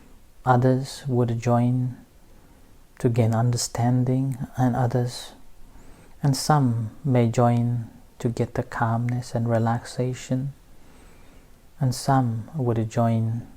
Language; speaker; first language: English; non-native, fluent; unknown